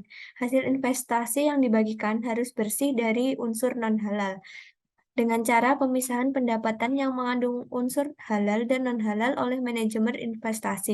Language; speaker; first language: Indonesian; native; Indonesian